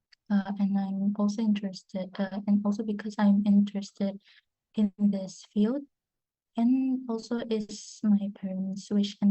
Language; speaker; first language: English; non-native, fluent; Indonesian